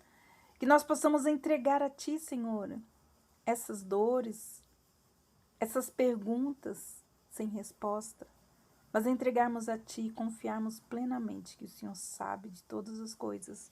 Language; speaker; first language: Portuguese; native; Portuguese